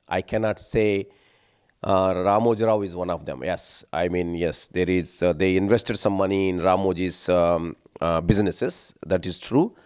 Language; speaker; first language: English; non-native, local second language; Telugu